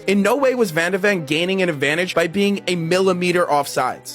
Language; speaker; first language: English; native; English